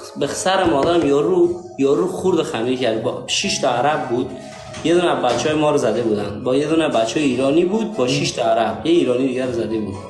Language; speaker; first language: Persian; native; Persian